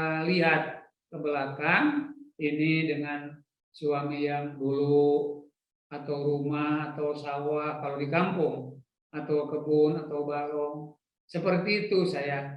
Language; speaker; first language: Indonesian; non-native, local second language; Sundanese